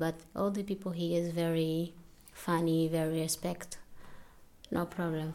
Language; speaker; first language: English; non-native, learner; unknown